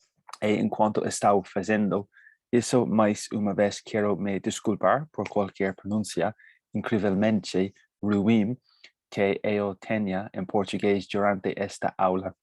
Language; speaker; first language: Portuguese; non-native, fluent; Spanish